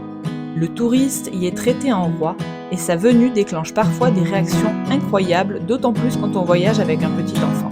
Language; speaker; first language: French; native; French